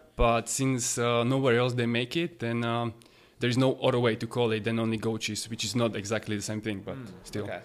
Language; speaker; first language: English; non-native, fluent; Slovak